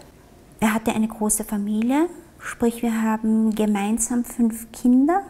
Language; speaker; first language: German; early bilingual, other home language; Vietnamese